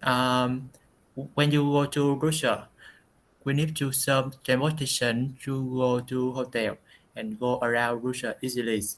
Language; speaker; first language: English; non-native, learner; Vietnamese